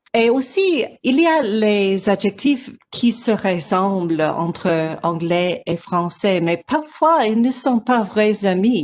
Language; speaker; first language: French; non-native, learner; English